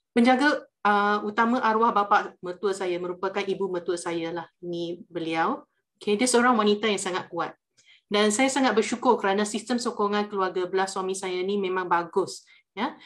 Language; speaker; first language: Malay; non-native, local second language; Chinese